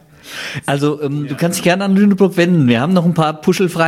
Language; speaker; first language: German; native; German